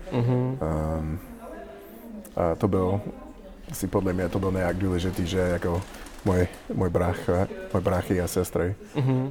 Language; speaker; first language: Czech; non-native, learner; English